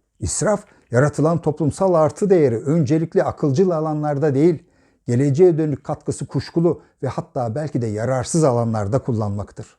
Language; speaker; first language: Turkish; native; Turkish